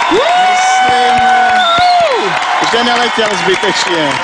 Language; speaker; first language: Czech; native; Czech